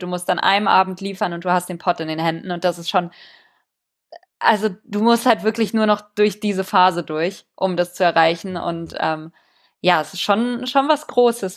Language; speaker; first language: German; native; German